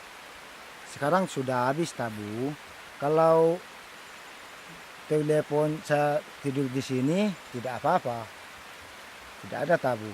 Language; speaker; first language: Indonesian; non-native, local second language; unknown